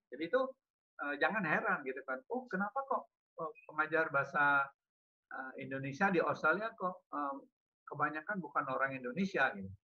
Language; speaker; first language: Indonesian; native; Indonesian